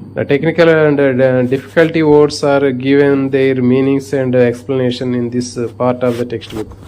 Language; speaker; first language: English; non-native, local second language; Telugu